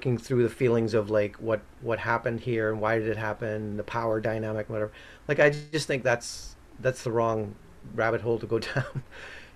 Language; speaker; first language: English; native; English